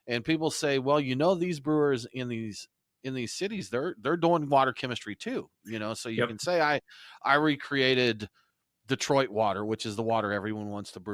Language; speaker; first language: English; native; English